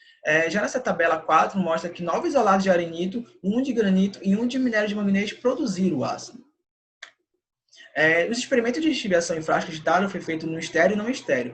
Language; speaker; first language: Portuguese; native; Portuguese